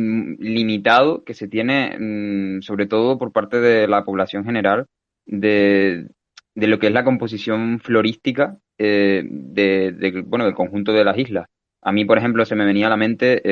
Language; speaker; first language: Spanish; native; Spanish